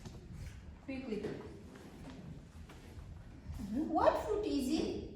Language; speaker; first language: English; non-native, learner; Kazakh